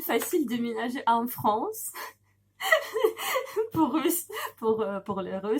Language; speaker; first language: French; non-native, learner; Russian